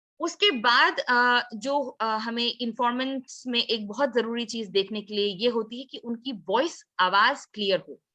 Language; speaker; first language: Hindi; non-native, local second language; Assamese